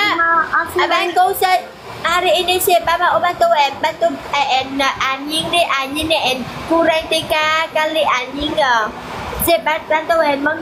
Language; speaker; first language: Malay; non-native, fluent; Vietnamese